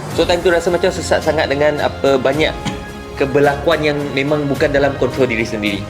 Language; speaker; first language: Malay; non-native, local second language; Chinese